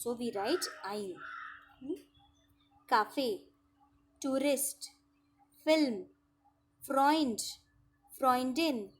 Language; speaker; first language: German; non-native, fluent; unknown